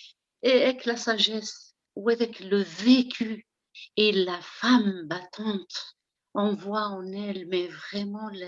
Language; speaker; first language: French; early bilingual, heritage; Arabic